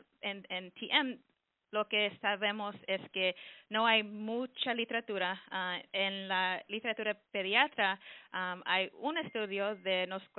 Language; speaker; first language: Spanish; early bilingual, heritage; English